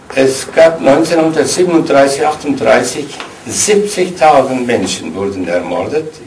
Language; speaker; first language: German; non-native, fluent; Turkish